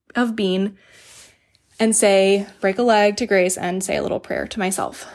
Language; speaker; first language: English; native; English